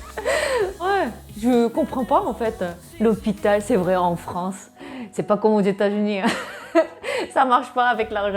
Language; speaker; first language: French; non-native, fluent; Korean